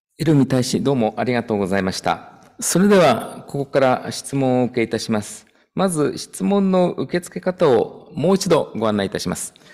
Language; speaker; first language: Japanese; native; Japanese